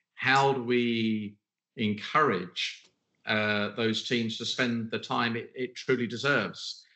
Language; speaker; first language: English; native; English